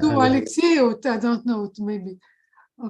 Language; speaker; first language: English; non-native, fluent; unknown